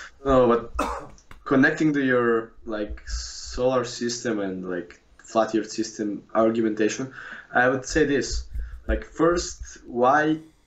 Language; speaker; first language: English; non-native, fluent; Russian